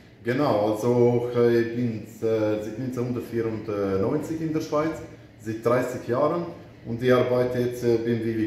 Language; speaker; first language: German; non-native, fluent; Albanian